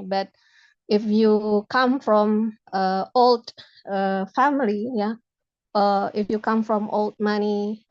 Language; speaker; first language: English; non-native, local second language; Indonesian